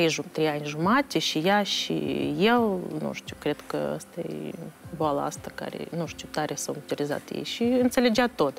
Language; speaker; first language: Romanian; non-native, local second language; Russian